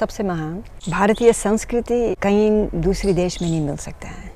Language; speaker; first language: Hindi; non-native, learner; Dutch